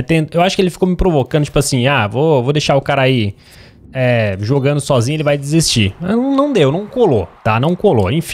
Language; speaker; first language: Portuguese; native; Portuguese